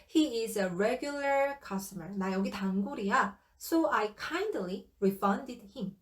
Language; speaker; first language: English; non-native, fluent; Korean